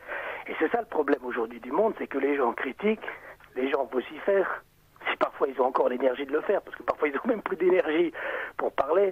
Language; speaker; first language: French; native; French